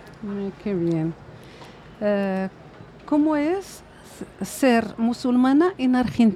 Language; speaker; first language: Spanish; non-native, fluent; Arabic